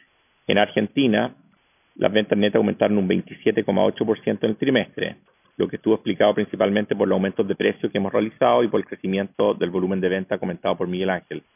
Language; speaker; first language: Spanish; native; Spanish